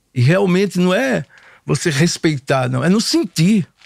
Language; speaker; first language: Portuguese; native; Portuguese